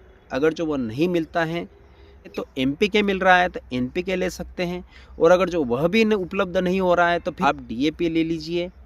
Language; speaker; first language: Hindi; native; Hindi